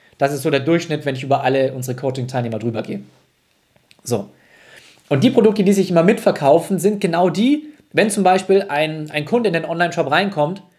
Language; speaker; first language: German; native; German